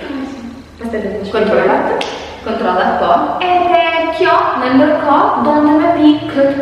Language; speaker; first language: Albanian; early bilingual, heritage; Albanian